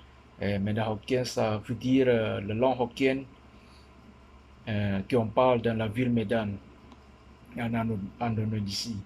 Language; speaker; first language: French; non-native, learner; Min Nan Chinese